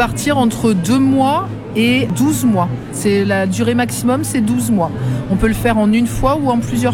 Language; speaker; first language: French; native; French